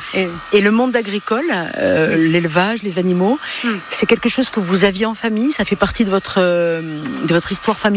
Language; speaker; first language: French; native; French